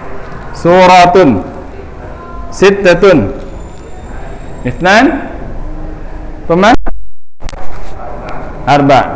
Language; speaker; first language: Arabic; non-native, fluent; Indonesian